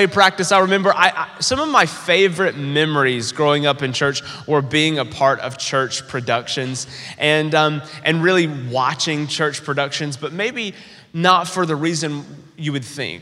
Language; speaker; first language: English; native; English